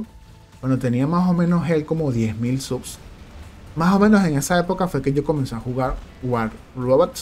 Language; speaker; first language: Spanish; native; Spanish